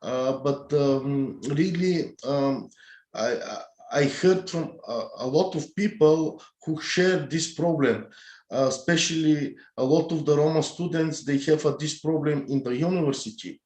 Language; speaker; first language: English; non-native, learner; Bulgarian